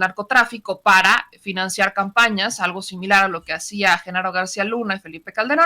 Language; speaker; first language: Spanish; native; Spanish